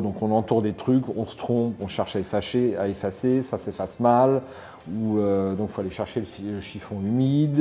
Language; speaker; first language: French; native; French